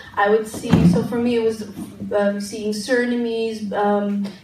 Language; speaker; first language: English; non-native, fluent; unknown